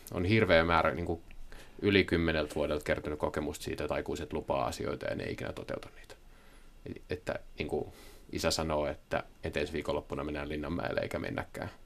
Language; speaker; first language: Finnish; native; Finnish